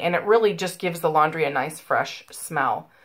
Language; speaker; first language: English; native; English